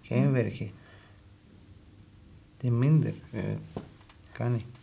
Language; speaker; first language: Dutch; non-native, learner; Turkish